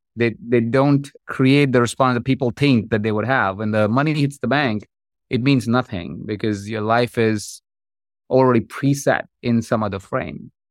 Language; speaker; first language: English; non-native, local second language; Hindi